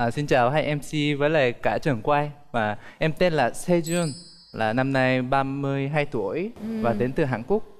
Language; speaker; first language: Vietnamese; non-native, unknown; Korean